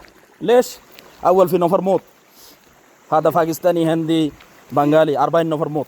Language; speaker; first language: Arabic; non-native, learner; Bangla